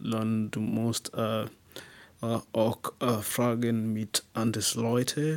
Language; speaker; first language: German; non-native, learner; English